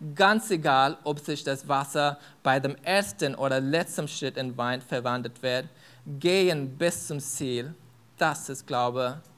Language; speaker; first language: German; non-native, fluent; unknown